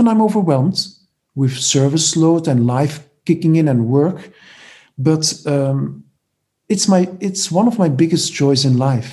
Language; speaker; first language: English; non-native, fluent; Dutch